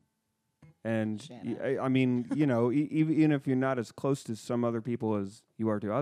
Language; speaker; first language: English; native; English